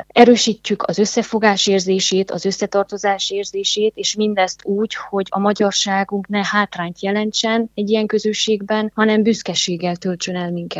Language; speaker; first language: Hungarian; native; Hungarian